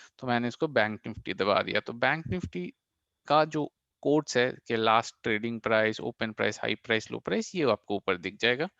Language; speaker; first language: Hindi; non-native, local second language; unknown